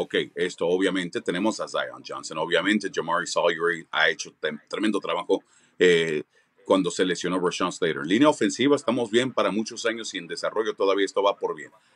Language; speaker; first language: Spanish; early bilingual, heritage; Spanish